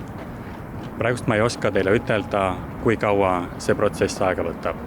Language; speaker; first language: Estonian; native; Estonian